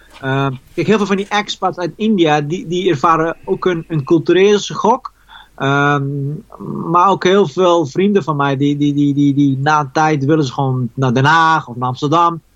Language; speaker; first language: Dutch; early bilingual, other home language; Persian